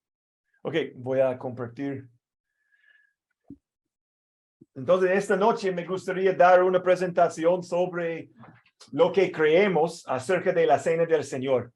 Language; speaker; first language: Spanish; non-native, fluent; English